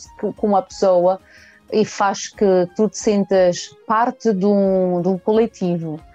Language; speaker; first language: Portuguese; early bilingual, heritage; Portuguese